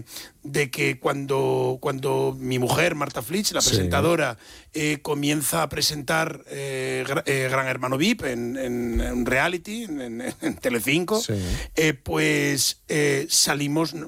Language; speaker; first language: Spanish; native; Spanish